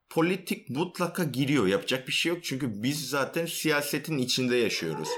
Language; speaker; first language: Turkish; non-native, fluent; Korean